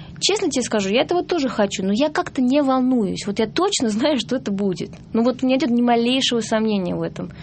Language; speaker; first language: Russian; non-native, fluent; Georgian